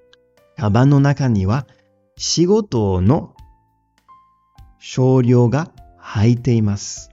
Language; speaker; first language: Japanese; non-native, fluent; French